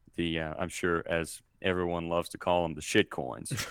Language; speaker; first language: English; native; English